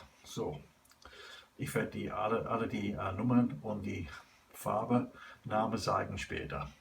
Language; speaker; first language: German; non-native, learner; English